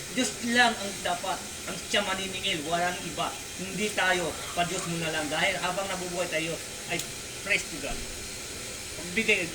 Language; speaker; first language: Filipino; non-native, local second language; Cebuano